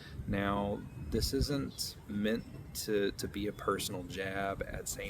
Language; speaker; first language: English; native; English